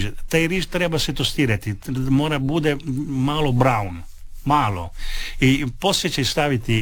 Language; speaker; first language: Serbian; non-native, fluent; Italian